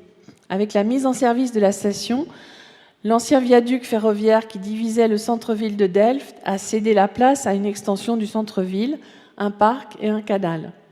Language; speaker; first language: French; native; French